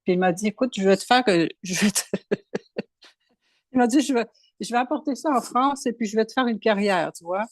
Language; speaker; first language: French; native; French